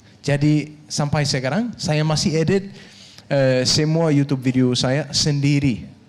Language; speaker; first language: Indonesian; non-native, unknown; Danish